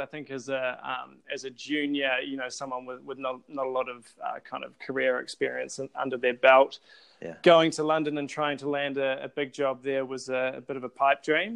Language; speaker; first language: English; native; English